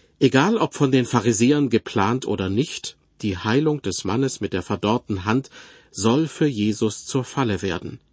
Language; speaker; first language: German; native; German